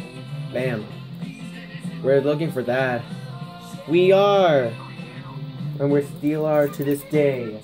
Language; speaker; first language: English; native; English